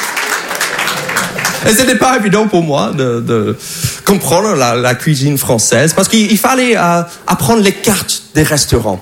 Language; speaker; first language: French; non-native, fluent; English